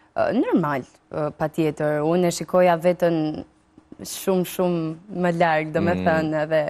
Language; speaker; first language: Albanian; early bilingual, heritage; Albanian